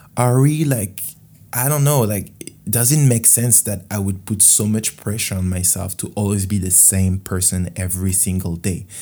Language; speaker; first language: English; non-native, fluent; French